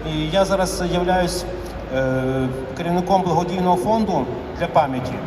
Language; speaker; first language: Ukrainian; native; Ukrainian